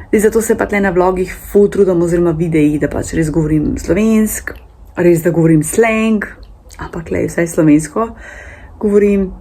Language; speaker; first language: Slovenian; early bilingual, other home language; Serbian